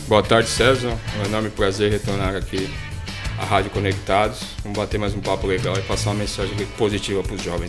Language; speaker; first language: Portuguese; native; Portuguese